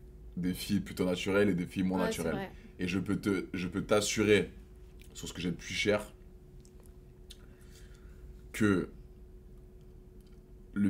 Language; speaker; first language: French; native; French